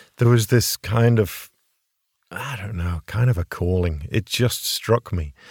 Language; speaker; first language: English; native; English